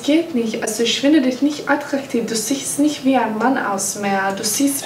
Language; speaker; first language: German; non-native, learner; English